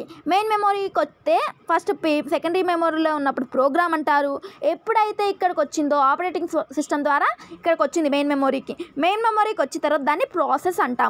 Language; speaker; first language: Telugu; native; Telugu